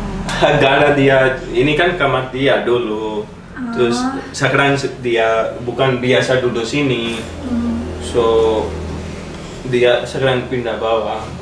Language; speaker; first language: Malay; non-native, learner; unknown